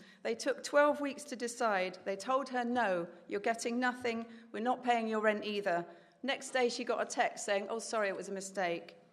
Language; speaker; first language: English; native; English